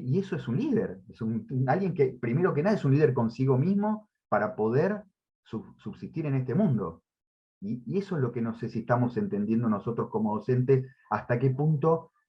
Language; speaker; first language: Spanish; native; Spanish